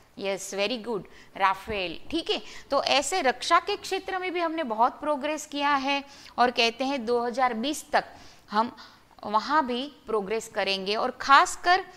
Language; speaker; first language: Hindi; non-native, local second language; Gujarati